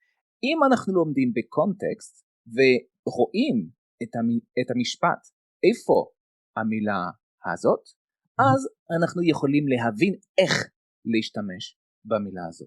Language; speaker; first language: Hebrew; non-native, fluent; French